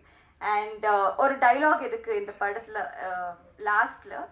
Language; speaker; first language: Tamil; non-native, learner; Telugu